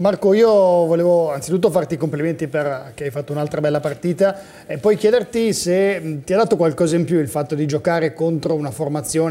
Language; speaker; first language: Italian; native; Italian